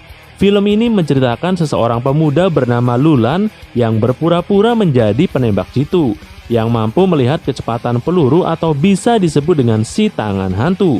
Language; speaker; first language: Indonesian; native; Indonesian